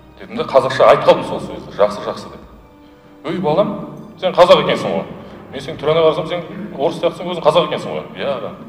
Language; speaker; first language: Kazakh; non-native, local second language; Russian